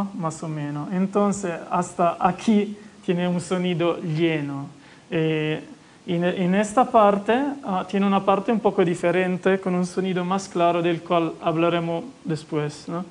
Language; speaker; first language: Spanish; non-native, fluent; Italian